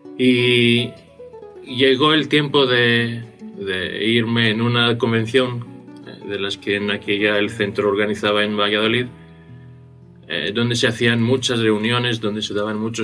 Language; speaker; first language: Spanish; non-native, fluent; Greek